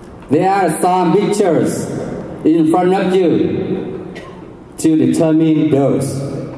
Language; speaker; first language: English; non-native, learner; Vietnamese